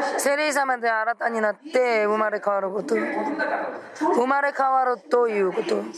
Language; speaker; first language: Japanese; non-native, fluent; Korean